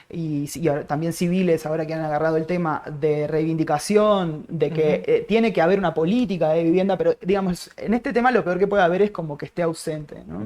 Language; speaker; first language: Spanish; native; Spanish